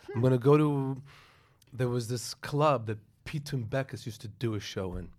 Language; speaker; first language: English; native; English